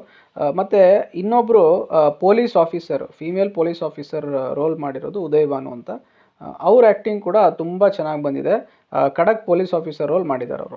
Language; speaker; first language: Kannada; native; Kannada